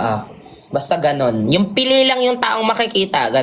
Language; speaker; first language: Filipino; native; Filipino